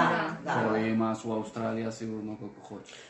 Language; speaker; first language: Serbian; early bilingual, heritage; Spanish